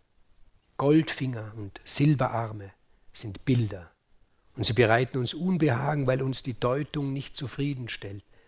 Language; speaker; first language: German; native; German